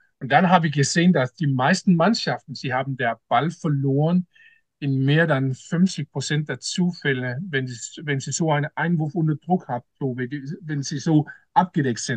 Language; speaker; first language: German; non-native, learner; Danish